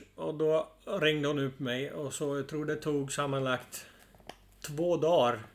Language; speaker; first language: Swedish; non-native, fluent; Dutch